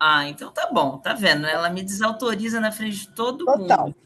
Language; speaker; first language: Portuguese; native; Portuguese